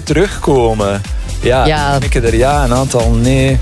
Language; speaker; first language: Dutch; native; Dutch